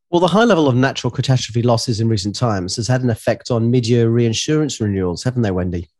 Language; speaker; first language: English; native; English